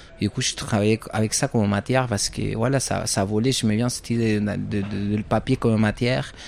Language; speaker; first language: French; non-native, fluent; Spanish